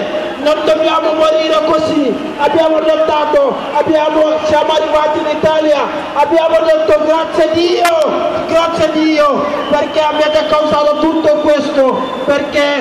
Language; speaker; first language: Italian; non-native, learner; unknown